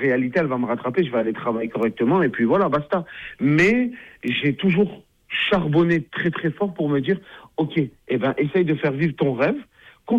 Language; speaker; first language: French; native; French